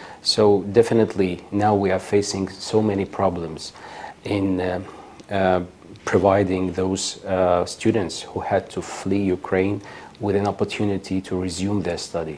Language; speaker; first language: English; non-native, fluent; Ukrainian